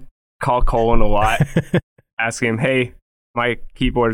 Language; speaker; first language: English; native; English